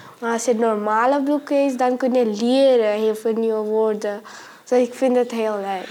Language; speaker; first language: Dutch; early bilingual, other home language; Marathi